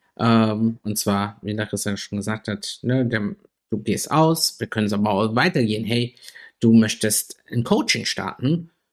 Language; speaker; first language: German; native; German